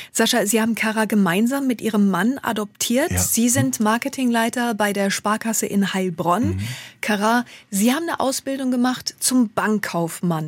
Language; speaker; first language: German; native; German